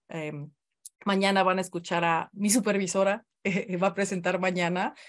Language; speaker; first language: Spanish; native; Spanish